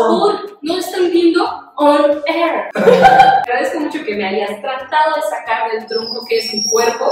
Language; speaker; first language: Spanish; early bilingual, other home language; Portuguese